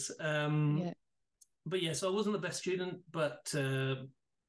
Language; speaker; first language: English; native; English